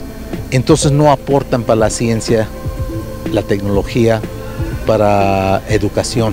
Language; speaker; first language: Spanish; early bilingual, heritage; Spanish